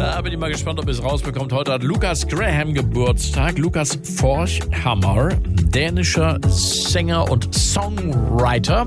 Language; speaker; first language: German; native; German